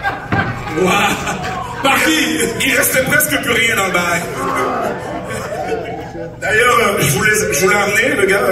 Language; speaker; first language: French; native; French